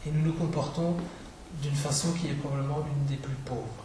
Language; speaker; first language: French; non-native, fluent; Czech